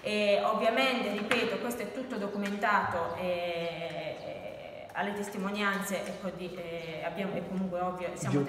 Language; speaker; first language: Italian; native; Italian